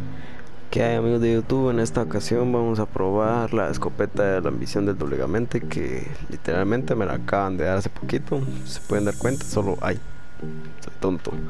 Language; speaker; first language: Spanish; native; Spanish